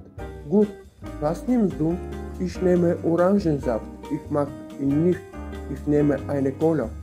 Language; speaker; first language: German; non-native, fluent; Bulgarian